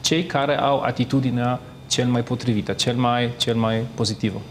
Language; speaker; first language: Romanian; non-native, fluent; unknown